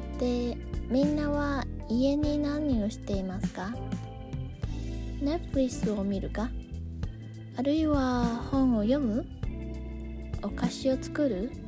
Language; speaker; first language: Japanese; non-native, learner; Chinese